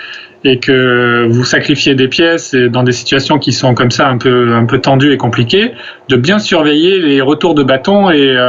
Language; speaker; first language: French; native; French